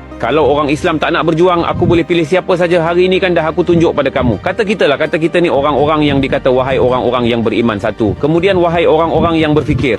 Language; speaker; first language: Malay; native; Malay